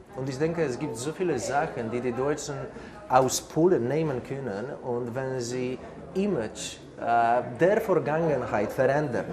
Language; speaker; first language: German; non-native, fluent; Polish